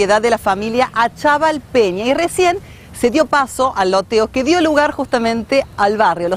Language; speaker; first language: Spanish; native; Spanish